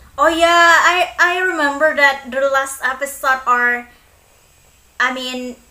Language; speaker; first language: English; non-native, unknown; Indonesian